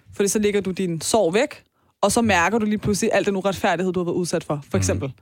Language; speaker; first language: Danish; early bilingual, other home language; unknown